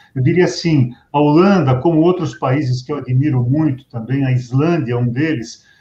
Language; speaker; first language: Portuguese; native; Portuguese